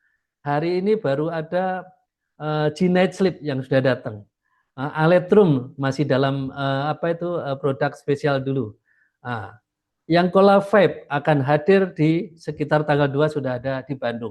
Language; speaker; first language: Indonesian; native; Indonesian